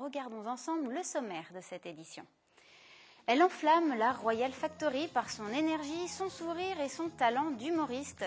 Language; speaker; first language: French; native; French